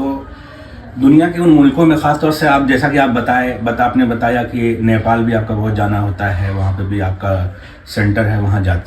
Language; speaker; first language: Hindi; native; Hindi